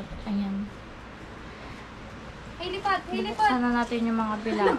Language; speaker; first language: Filipino; native; Filipino